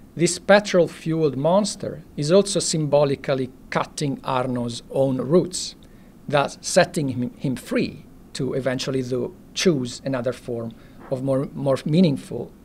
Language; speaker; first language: English; non-native, fluent; Italian